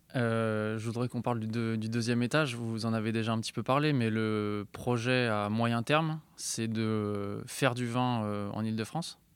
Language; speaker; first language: French; native; French